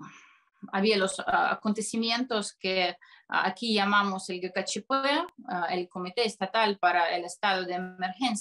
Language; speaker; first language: Spanish; non-native, fluent; Russian